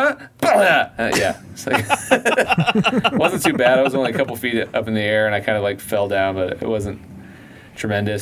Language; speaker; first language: English; native; English